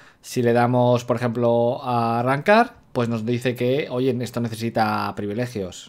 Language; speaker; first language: Spanish; native; Spanish